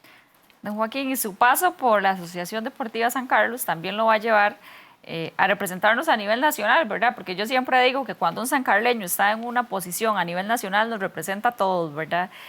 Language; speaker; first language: Spanish; native; Spanish